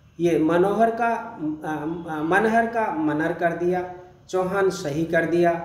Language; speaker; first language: Hindi; native; Hindi